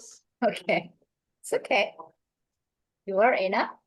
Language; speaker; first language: English; non-native, fluent; Indonesian